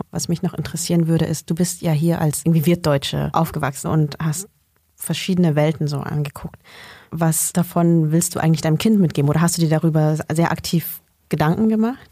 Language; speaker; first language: German; early bilingual, other home language; Vietnamese